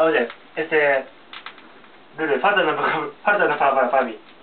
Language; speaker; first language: Spanish; non-native, learner; Japanese